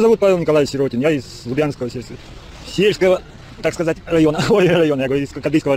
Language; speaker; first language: Russian; native; Russian